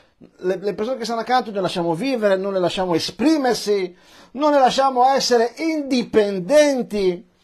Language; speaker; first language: Italian; early bilingual, other home language; Persian